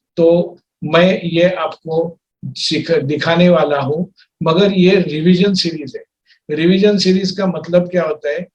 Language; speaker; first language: Hindi; non-native, local second language; Marathi